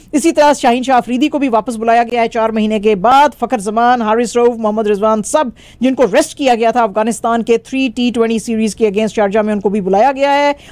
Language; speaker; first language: Urdu; native; Urdu